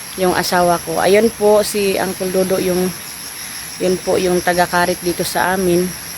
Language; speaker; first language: Filipino; non-native, local second language; Cebuano